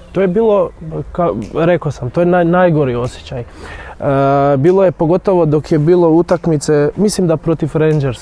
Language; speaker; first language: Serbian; non-native, fluent; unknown